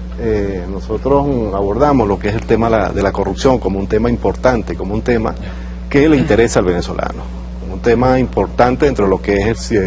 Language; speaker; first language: Spanish; native; Spanish